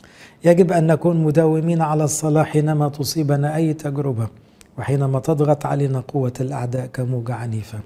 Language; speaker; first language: Arabic; native; Arabic